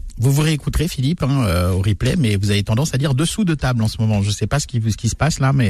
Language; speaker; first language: French; native; French